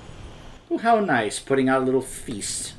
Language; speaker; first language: English; native; English